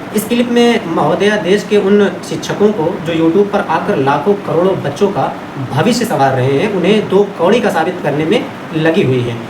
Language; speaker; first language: Hindi; native; Hindi